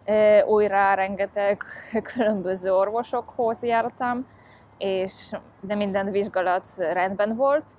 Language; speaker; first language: Hungarian; non-native, fluent; Polish